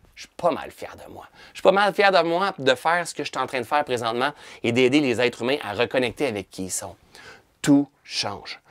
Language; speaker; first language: French; native; French